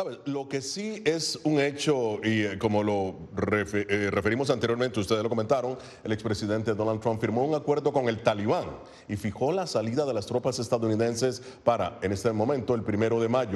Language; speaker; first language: Spanish; native; Spanish